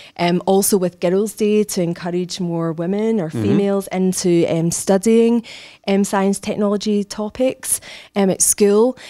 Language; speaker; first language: English; native; English